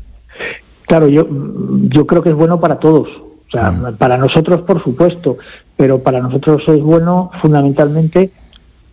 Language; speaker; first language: Spanish; native; Spanish